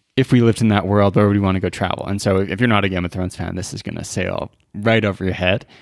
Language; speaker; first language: English; native; English